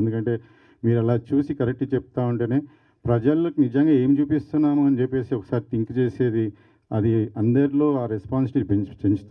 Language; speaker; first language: Telugu; native; Telugu